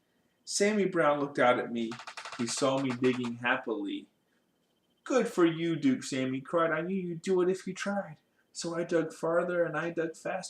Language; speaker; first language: English; native; English